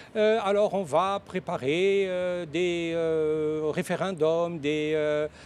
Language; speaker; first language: French; non-native, local second language; Arabic